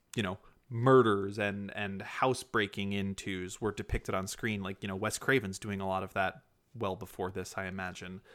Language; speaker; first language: English; early bilingual, other home language; German